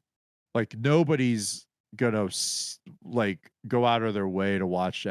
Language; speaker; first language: English; native; English